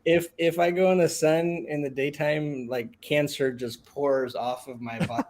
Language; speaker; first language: English; native; English